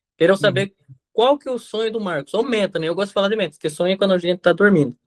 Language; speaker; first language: Portuguese; non-native, fluent; Spanish